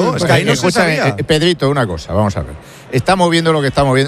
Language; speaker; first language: Spanish; native; Spanish